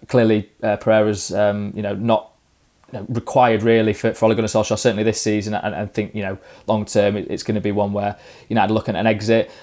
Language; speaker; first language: English; native; English